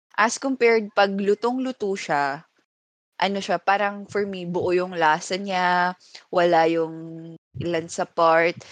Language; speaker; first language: Filipino; non-native, local second language; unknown